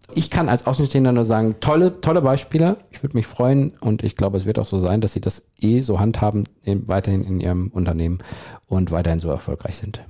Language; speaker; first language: German; native; German